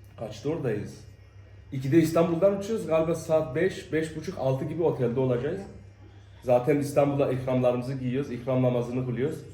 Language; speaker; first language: Turkish; native; Turkish